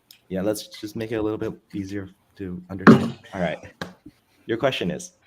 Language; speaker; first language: English; native; English